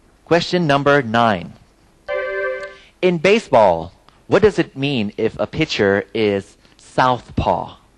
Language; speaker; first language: English; non-native, fluent; Thai